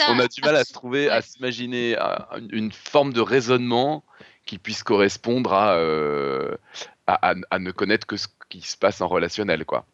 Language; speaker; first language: French; native; French